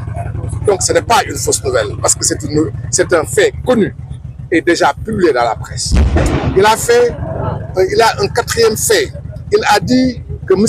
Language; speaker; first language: French; non-native, local second language; Wolof